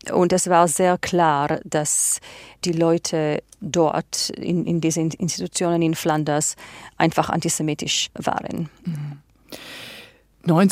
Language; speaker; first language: German; non-native, fluent; Hebrew